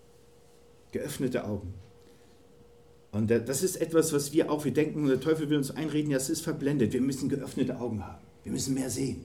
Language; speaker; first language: German; native; German